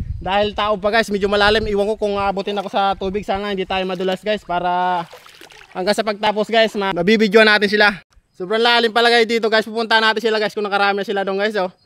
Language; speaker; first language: Filipino; non-native, local second language; Bikol